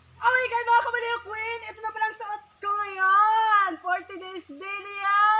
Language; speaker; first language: Filipino; non-native, local second language; Hiligaynon